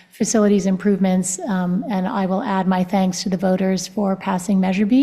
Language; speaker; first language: English; non-native, fluent; Spanish